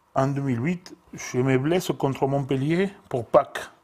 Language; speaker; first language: French; non-native, fluent; Spanish